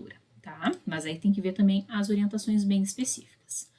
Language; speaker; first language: Portuguese; native; Portuguese